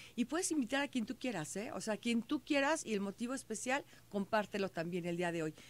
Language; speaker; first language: Spanish; native; Spanish